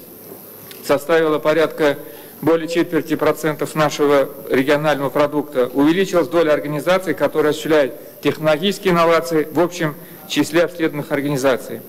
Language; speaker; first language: Russian; native; Russian